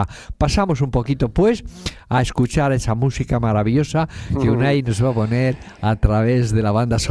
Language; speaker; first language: Spanish; native; Spanish